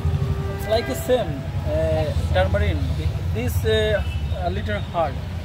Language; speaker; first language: English; non-native, learner; Hindi